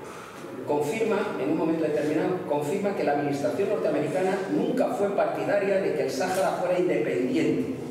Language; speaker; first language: Spanish; native; Spanish